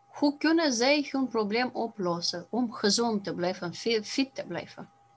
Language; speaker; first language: Dutch; non-native, fluent; Romanian